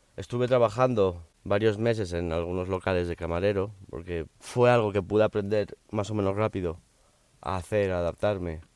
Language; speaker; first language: Spanish; early bilingual, heritage; Spanish